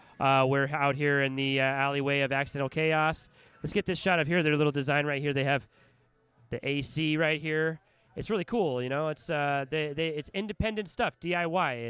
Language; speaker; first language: English; native; English